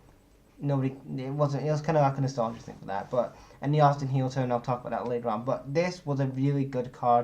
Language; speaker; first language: English; native; English